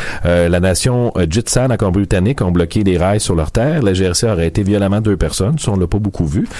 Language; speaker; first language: French; native; French